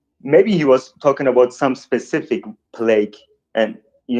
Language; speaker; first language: English; non-native, fluent; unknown